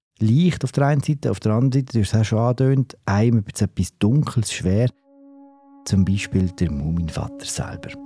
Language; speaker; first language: German; native; German